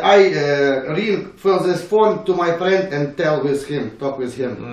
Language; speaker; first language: English; non-native, learner; Ukrainian